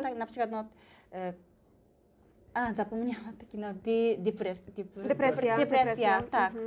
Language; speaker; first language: Polish; non-native, learner; Japanese